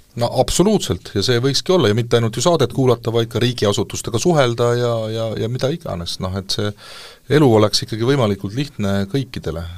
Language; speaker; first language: Estonian; native; Estonian